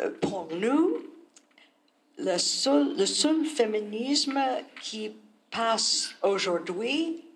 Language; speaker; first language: French; non-native, learner; English